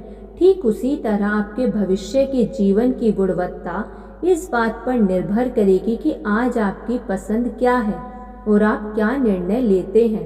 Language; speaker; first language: Hindi; native; Hindi